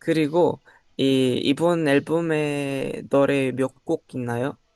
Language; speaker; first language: Korean; non-native, learner; Spanish